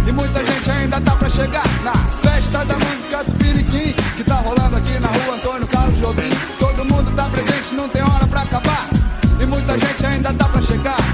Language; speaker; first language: French; non-native, fluent; Portuguese